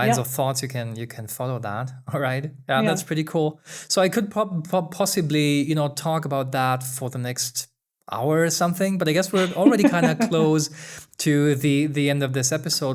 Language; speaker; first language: English; non-native, fluent; German